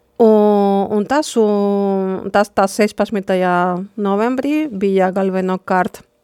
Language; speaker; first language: Latvian; non-native, fluent; Spanish